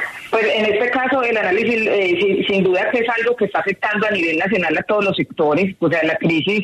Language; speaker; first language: Spanish; native; Spanish